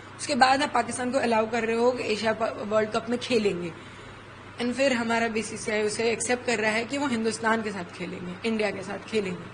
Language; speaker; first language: Hindi; native; Hindi